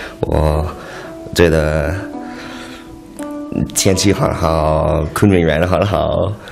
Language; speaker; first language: Chinese; non-native, learner; English